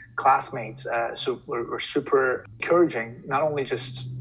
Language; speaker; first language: English; non-native, fluent; Turkish